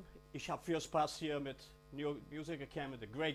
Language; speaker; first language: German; non-native, learner; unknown